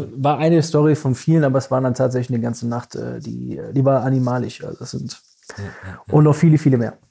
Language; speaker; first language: German; native; German